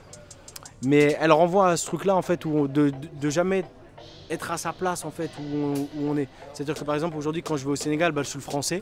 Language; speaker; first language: French; native; French